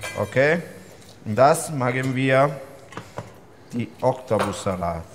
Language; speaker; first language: German; non-native, learner; Italian